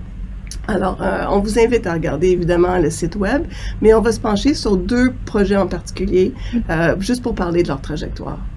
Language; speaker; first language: French; native; French